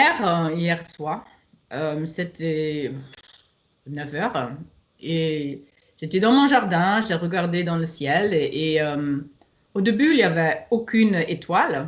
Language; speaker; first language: French; non-native, fluent; German